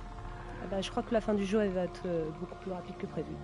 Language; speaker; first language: French; native; French